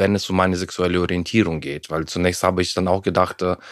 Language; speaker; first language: German; non-native, fluent; Ukrainian